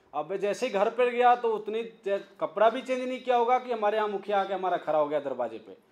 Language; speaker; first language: Hindi; native; Hindi